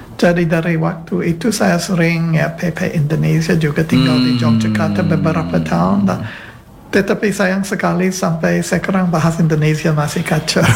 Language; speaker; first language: Indonesian; non-native, fluent; English